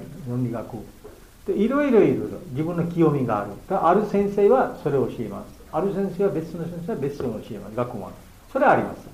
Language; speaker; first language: Japanese; non-native, learner; Bangla